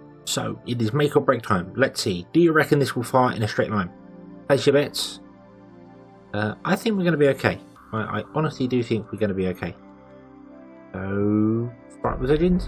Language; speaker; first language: English; native; English